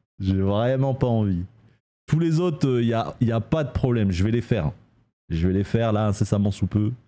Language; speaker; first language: French; native; French